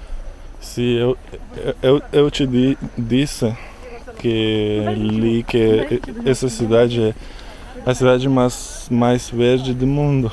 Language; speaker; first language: Portuguese; non-native, learner; Russian